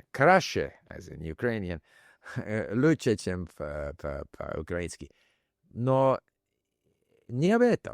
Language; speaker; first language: Russian; non-native, learner; English